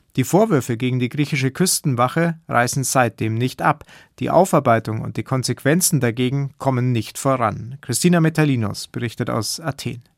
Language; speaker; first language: German; native; German